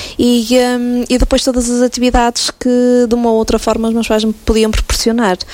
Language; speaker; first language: Portuguese; native; Portuguese